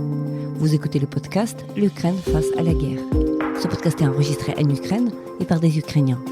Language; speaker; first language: French; non-native, fluent; Ukrainian